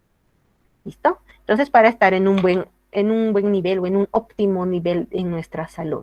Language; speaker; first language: Spanish; native; Spanish